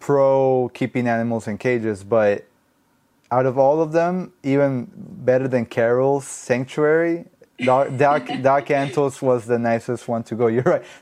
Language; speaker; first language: English; non-native, fluent; Spanish